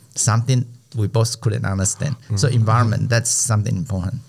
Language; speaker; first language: English; non-native, fluent; Chinese